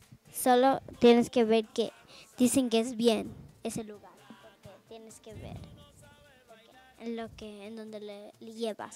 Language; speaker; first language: Spanish; early bilingual, heritage; Spanish